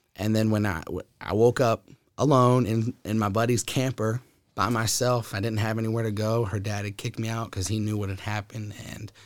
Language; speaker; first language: English; native; English